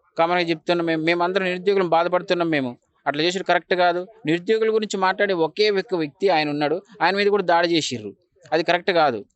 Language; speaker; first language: Telugu; native; Telugu